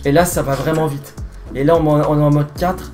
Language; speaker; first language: French; native; French